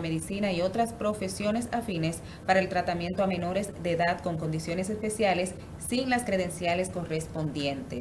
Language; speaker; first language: Spanish; native; Spanish